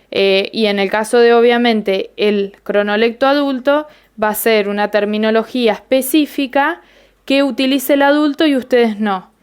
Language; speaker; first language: Spanish; native; Spanish